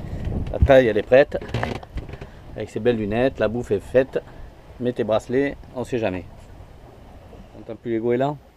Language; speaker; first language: French; native; French